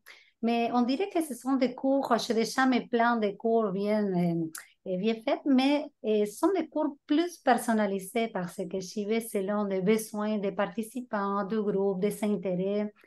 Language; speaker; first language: French; non-native, fluent; Spanish